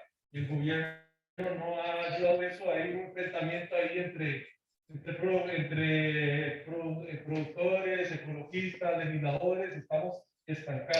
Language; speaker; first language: Spanish; native; Spanish